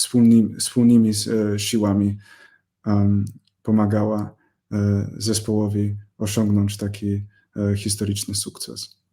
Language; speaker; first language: Polish; non-native, fluent; English